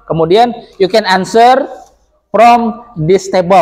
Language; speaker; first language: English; non-native, local second language; Indonesian